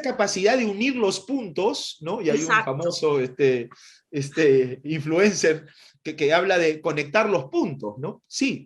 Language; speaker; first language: Spanish; native; Spanish